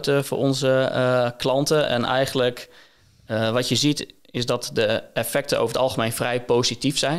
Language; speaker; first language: Dutch; native; Dutch